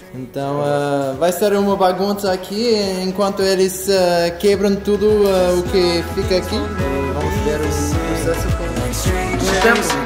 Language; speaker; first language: Portuguese; non-native, learner; English